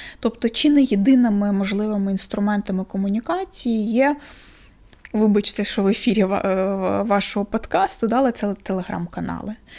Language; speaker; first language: Ukrainian; non-native, local second language; Russian